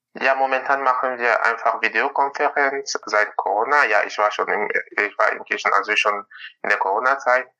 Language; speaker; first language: German; non-native, fluent; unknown